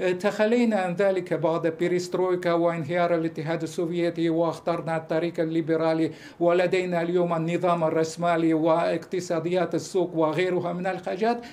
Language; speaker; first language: Arabic; non-native, fluent; Russian